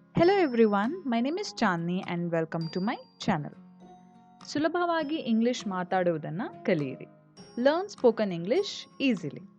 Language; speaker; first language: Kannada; non-native, local second language; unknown